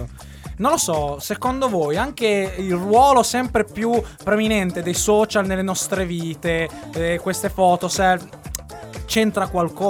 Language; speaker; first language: Italian; native; Italian